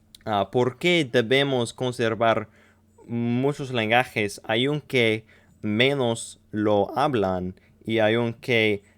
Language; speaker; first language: Spanish; non-native, learner; English